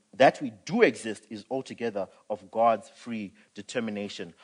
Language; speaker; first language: English; non-native, local second language; Shona